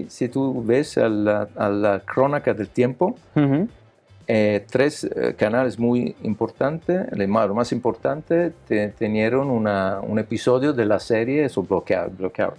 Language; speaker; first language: Spanish; non-native, learner; Italian